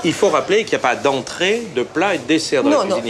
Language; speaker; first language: French; native; French